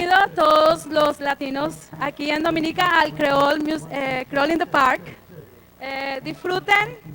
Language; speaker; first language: Spanish; non-native, learner; English